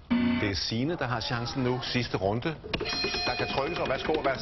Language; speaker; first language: Danish; native; Danish